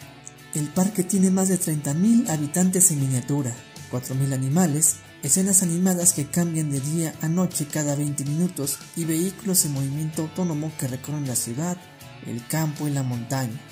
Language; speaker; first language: Spanish; native; Spanish